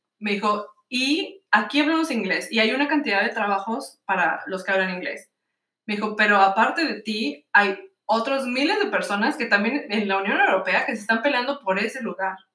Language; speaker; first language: Spanish; native; Spanish